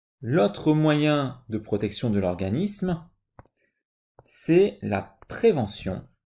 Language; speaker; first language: French; native; French